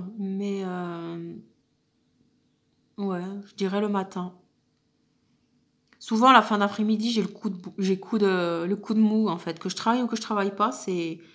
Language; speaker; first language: French; native; French